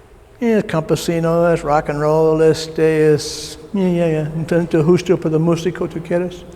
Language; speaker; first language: Spanish; non-native, learner; English